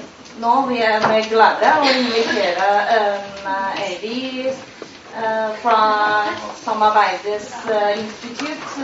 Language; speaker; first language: Norwegian; non-native, fluent; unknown